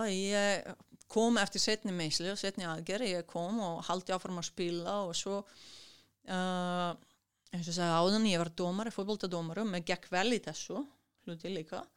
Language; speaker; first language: Icelandic; non-native, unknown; Serbian